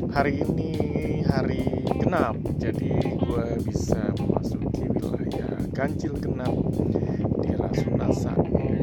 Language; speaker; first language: Indonesian; native; Indonesian